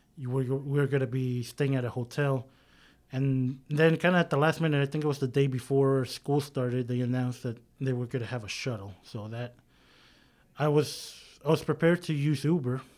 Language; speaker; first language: English; native; English